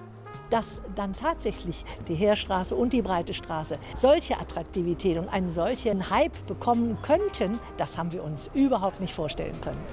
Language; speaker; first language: German; native; German